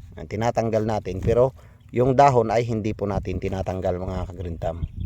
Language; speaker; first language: Filipino; non-native, local second language; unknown